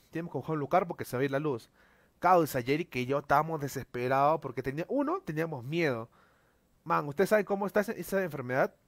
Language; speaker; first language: Spanish; native; Spanish